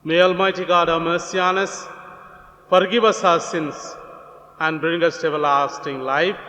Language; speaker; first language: English; non-native, local second language; Gujarati